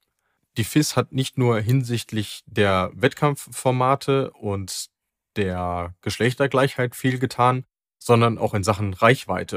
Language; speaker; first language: German; native; German